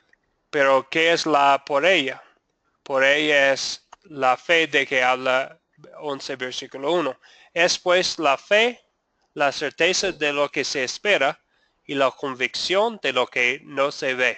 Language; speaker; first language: Spanish; non-native, fluent; English